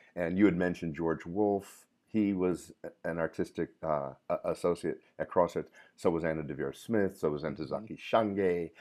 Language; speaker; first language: English; native; English